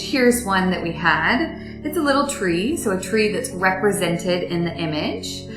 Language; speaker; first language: English; native; English